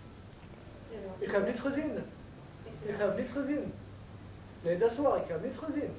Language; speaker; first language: Dutch; non-native, learner; Arabic